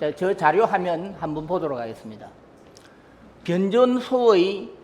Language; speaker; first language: Korean; native; Korean